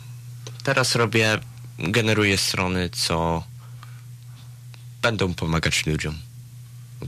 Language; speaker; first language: Polish; early bilingual, heritage; Polish